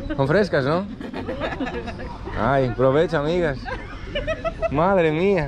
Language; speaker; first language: Spanish; non-native, learner; Greek